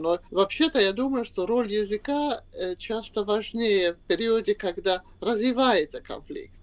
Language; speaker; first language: Russian; non-native, fluent; Swedish